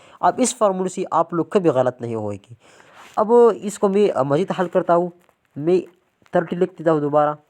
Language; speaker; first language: Urdu; non-native, local second language; Pashto